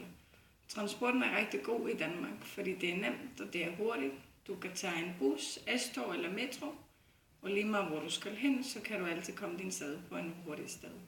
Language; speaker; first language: Danish; non-native, fluent; Icelandic